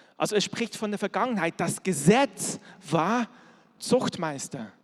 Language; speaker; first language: German; native; German